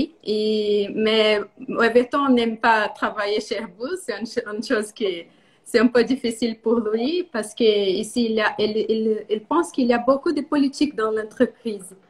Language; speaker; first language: French; non-native, learner; Portuguese